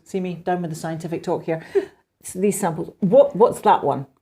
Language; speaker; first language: English; native; English